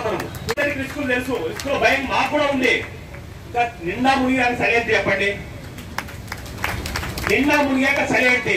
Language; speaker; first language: Telugu; native; Telugu